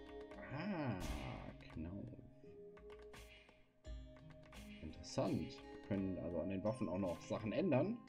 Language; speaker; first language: German; native; German